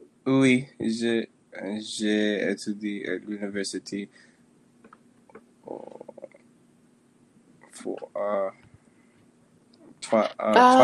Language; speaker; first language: French; non-native, learner; English